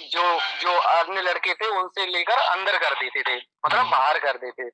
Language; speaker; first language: Hindi; native; Hindi